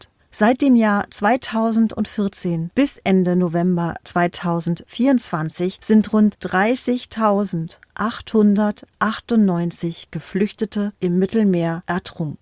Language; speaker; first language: German; native; German